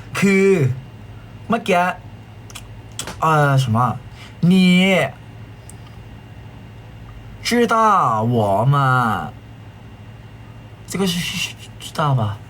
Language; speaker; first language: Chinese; non-native, learner; Thai